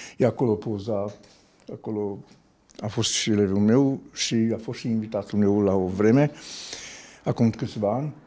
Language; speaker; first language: Romanian; non-native, local second language; Hungarian